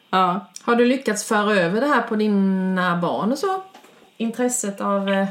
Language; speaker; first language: Swedish; native; Swedish